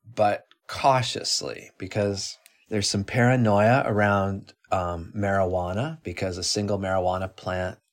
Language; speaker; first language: English; native; English